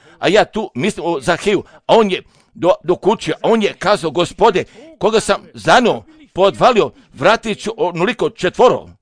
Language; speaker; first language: Croatian; non-native, fluent; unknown